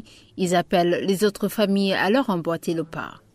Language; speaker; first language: French; non-native, local second language; Rundi